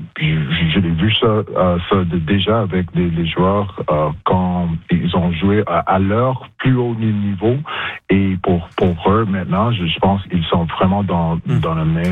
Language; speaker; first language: French; non-native, local second language; English